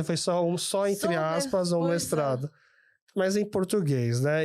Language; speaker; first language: Portuguese; early bilingual, other home language; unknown